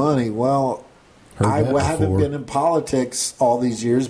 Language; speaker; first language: English; native; English